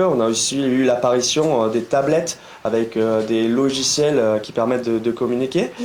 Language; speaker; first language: French; native; French